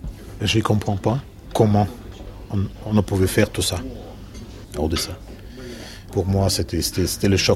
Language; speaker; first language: French; non-native, fluent; Russian